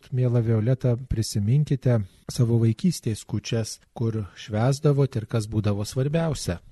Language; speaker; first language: Lithuanian; native; Lithuanian